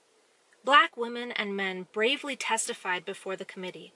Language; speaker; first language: English; native; English